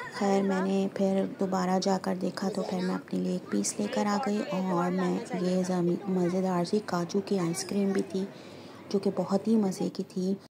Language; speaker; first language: Hindi; native; Hindi